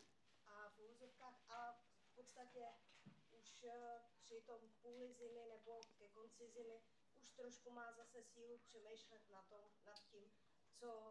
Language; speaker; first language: Czech; native; Czech